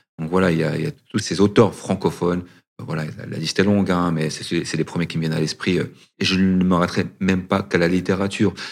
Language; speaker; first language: French; early bilingual, other home language; Arabic